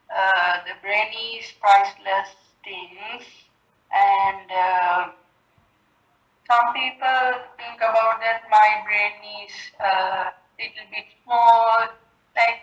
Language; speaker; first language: English; non-native, learner; Sinhala